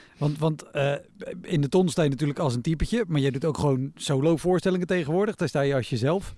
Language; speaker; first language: Dutch; native; Dutch